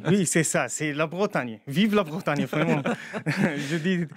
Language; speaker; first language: French; non-native, fluent; Arabic